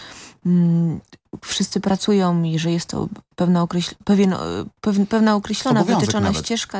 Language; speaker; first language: Polish; native; Polish